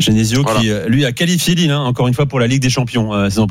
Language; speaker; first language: French; native; French